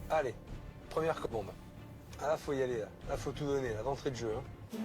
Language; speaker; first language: French; native; French